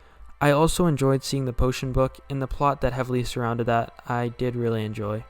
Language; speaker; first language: English; native; English